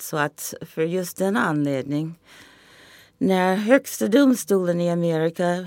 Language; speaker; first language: Swedish; non-native, fluent; English